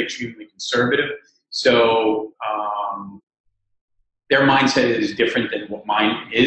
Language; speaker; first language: English; native; English